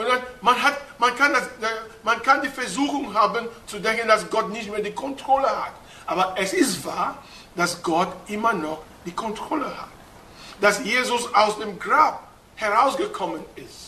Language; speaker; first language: German; non-native, fluent; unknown